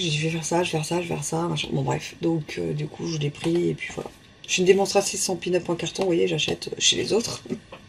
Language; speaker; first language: French; native; French